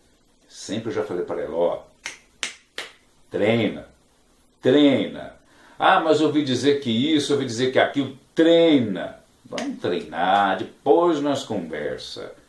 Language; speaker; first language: Portuguese; native; Portuguese